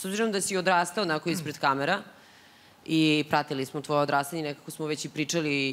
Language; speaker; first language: Serbian; native; Serbian